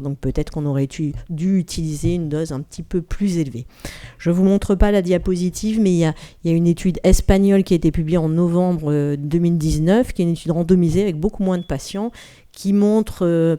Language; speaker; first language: French; native; French